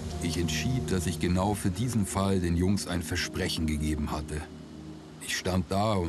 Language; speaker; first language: German; native; German